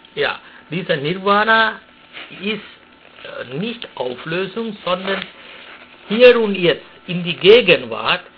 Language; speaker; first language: German; non-native, fluent; Sinhala